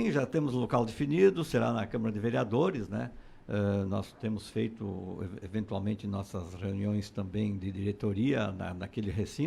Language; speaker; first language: Portuguese; native; Portuguese